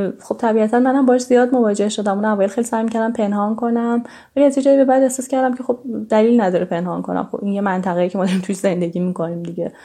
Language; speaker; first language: Persian; native; Persian